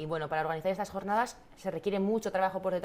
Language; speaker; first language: Spanish; native; Spanish